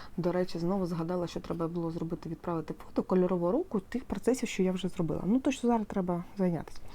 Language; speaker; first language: Ukrainian; non-native, local second language; Russian